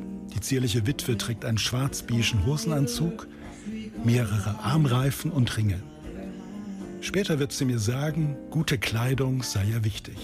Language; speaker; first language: German; native; German